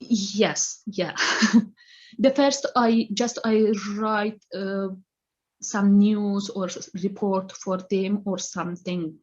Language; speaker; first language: English; non-native, learner; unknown